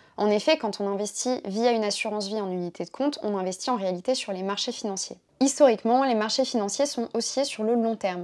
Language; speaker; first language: French; native; French